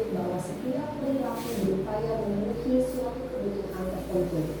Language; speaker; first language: Indonesian; native; Indonesian